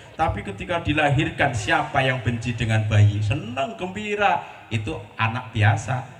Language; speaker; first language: Indonesian; non-native, local second language; Javanese